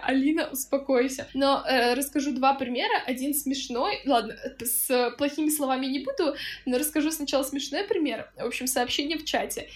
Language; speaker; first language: Russian; native; Russian